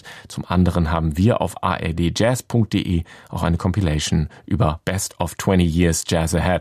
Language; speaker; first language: German; native; German